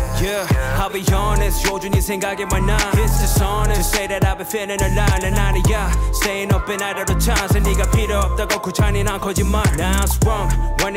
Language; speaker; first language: English; native; English